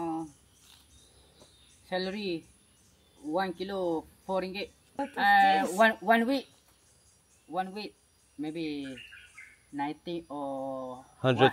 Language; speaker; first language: English; non-native, learner; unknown